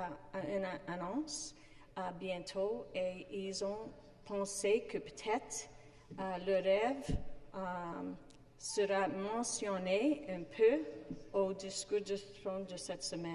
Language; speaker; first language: French; non-native, fluent; English